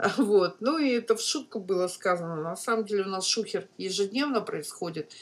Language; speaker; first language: Russian; native; Russian